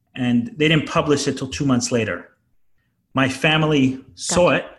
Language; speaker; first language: English; native; English